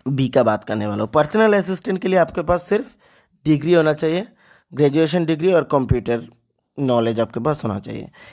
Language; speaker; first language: Hindi; non-native, local second language; Bangla